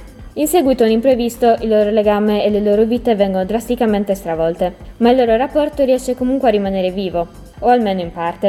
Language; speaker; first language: Italian; native; Italian